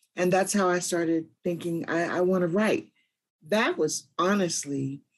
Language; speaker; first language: English; native; English